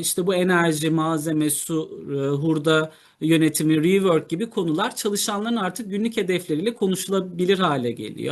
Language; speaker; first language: Turkish; native; Turkish